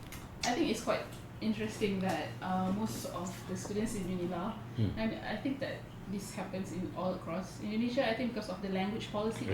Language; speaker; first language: English; non-native, local second language; Malay